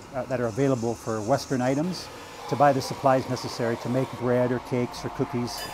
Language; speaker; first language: English; native; English